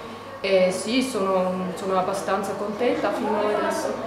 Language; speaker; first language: Italian; non-native, learner; German